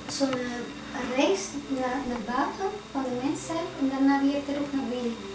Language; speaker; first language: Dutch; non-native, fluent; Spanish